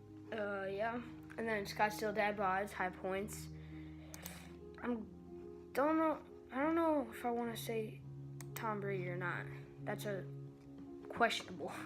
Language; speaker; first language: English; native; English